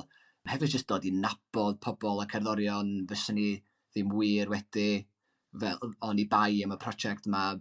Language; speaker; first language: Welsh; native; Welsh